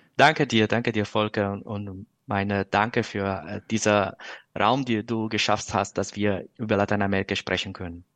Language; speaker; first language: German; non-native, fluent; Portuguese